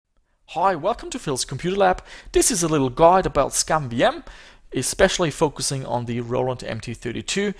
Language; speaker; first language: English; native; English